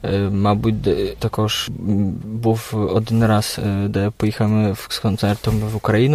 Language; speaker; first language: Ukrainian; early bilingual, heritage; Ukrainian